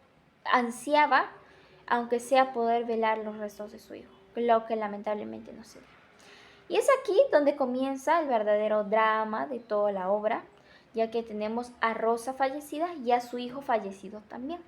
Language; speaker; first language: Spanish; native; Spanish